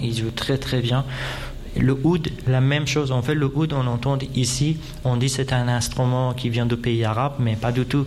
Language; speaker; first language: French; non-native, fluent; Persian